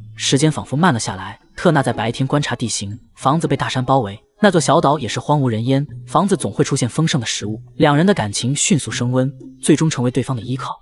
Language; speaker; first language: Chinese; native; Chinese